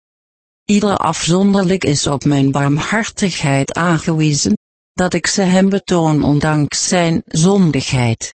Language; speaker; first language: Dutch; native; Dutch